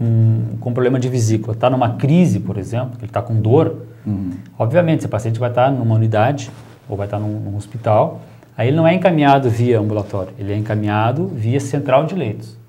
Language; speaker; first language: Portuguese; native; Portuguese